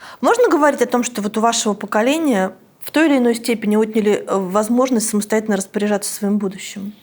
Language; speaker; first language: Russian; native; Russian